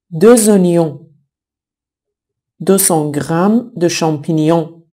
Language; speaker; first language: French; non-native, fluent; Persian